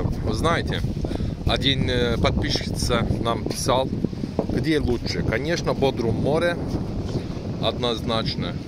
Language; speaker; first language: Russian; non-native, learner; Turkish